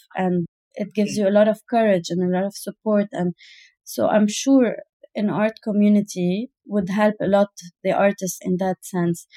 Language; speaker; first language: English; non-native, fluent; Arabic